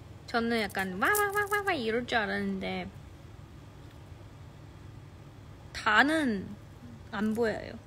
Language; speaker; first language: Korean; non-native, fluent; Chinese